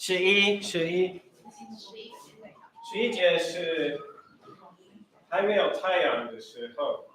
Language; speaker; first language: Chinese; early bilingual, heritage; Chinese